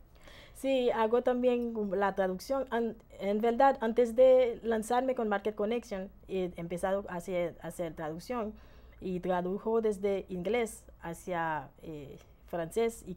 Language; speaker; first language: Spanish; non-native, fluent; Haitian Creole